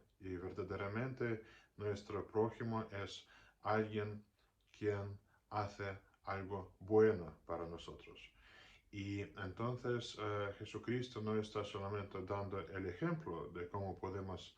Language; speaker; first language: Spanish; non-native, fluent; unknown